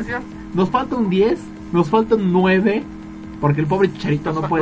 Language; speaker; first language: Spanish; native; Spanish